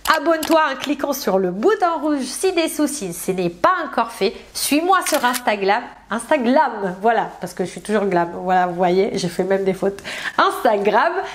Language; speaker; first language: French; non-native, fluent; Italian